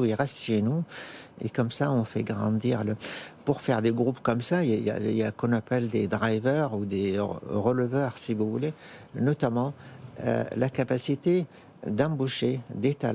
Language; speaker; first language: French; non-native, fluent; Arabic